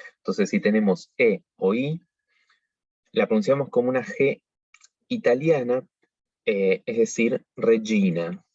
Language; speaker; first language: Spanish; native; Spanish